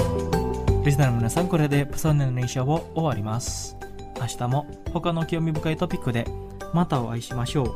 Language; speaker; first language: Japanese; non-native, fluent; Indonesian